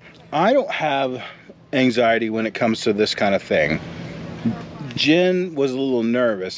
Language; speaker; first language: English; native; English